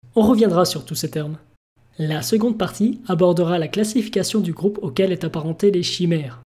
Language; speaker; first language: French; native; French